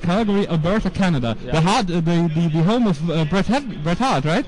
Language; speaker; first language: English; non-native, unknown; German